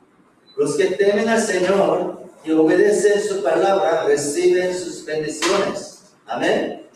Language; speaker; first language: Spanish; non-native, fluent; Korean